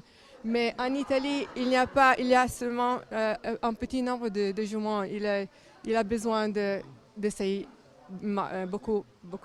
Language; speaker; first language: French; non-native, learner; Italian